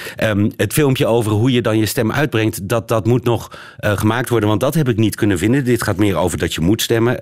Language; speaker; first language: Dutch; native; Dutch